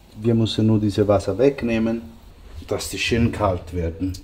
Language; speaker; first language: German; non-native, learner; Italian